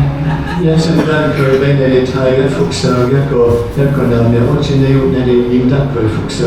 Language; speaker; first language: Cantonese; non-native, fluent; English